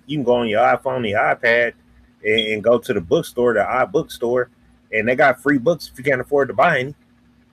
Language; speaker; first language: English; native; English